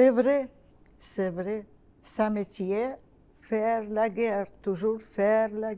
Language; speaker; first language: French; non-native, learner; Russian